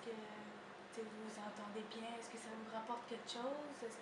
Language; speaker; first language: French; native; French